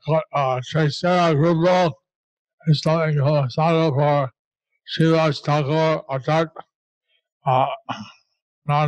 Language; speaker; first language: Spanish; non-native, learner; English